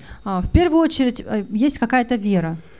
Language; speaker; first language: Russian; native; Russian